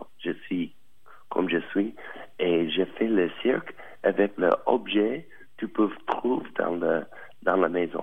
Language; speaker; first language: French; non-native, learner; English